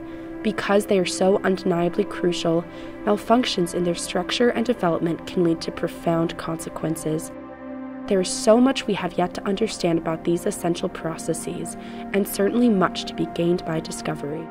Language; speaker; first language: English; native; English